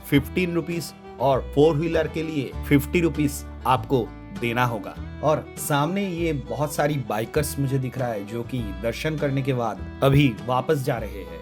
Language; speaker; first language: Hindi; non-native, local second language; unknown